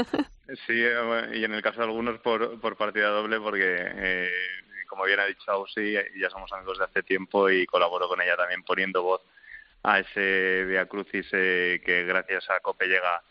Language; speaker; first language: Spanish; native; Spanish